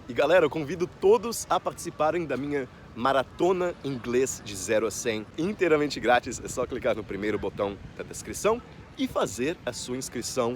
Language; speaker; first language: Portuguese; native; Portuguese